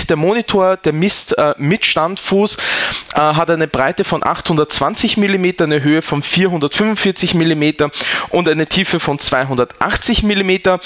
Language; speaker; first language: German; native; German